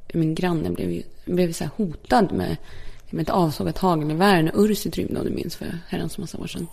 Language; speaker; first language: Swedish; early bilingual, other home language; Polish